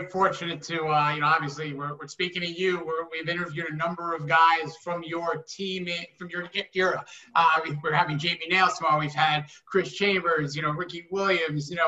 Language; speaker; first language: English; native; English